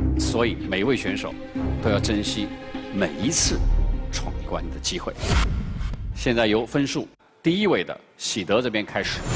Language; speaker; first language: Chinese; native; Chinese